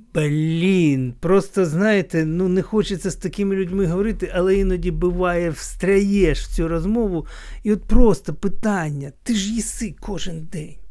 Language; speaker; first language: Ukrainian; non-native, local second language; Russian